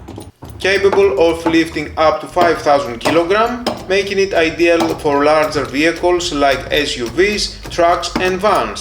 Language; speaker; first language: English; non-native, fluent; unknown